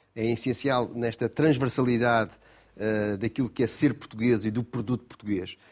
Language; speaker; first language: Portuguese; native; Portuguese